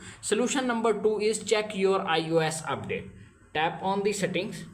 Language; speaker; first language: English; non-native, local second language; Urdu